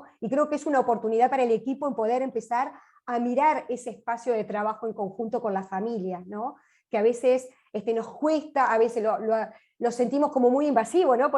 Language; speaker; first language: Spanish; native; Spanish